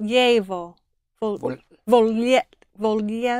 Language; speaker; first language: Italian; non-native, learner; English